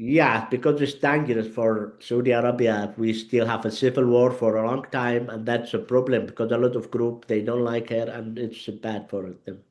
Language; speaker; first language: English; non-native, learner; Arabic